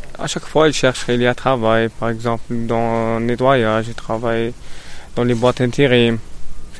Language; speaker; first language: French; non-native, learner; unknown